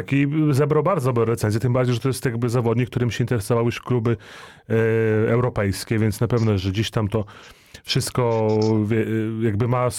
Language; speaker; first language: Polish; native; Polish